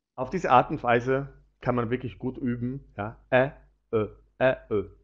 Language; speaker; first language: German; non-native, fluent; Polish